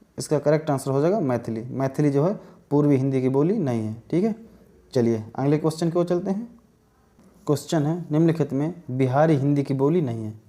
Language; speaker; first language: Hindi; native; Hindi